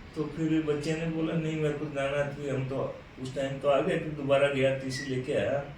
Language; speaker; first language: Hindi; native; Hindi